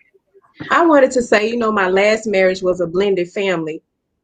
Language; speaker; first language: English; native; English